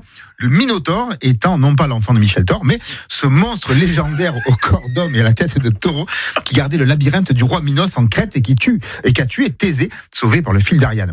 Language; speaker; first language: French; native; French